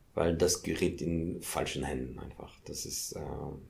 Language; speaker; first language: German; non-native, fluent; French